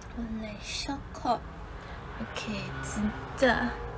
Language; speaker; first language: Korean; non-native, fluent; Chinese